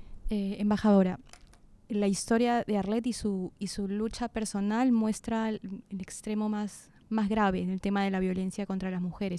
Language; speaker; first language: Spanish; native; Spanish